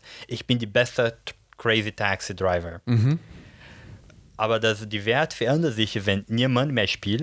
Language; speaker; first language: German; non-native, fluent; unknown